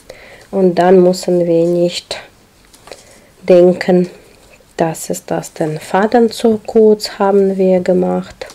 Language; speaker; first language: German; non-native, learner; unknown